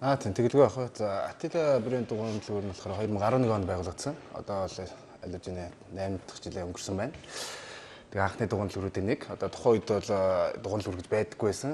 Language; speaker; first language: Mongolian; native; Mongolian